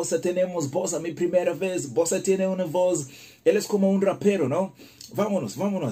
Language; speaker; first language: Spanish; non-native, learner; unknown